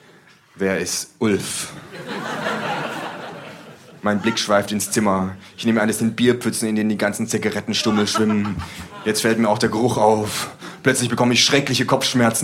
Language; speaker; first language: German; native; German